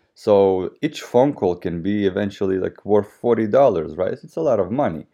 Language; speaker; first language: English; non-native, fluent; Russian